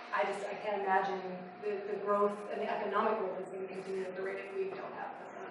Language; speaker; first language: English; native; English